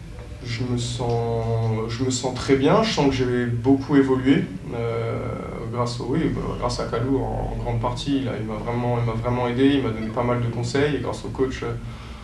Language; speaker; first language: French; native; French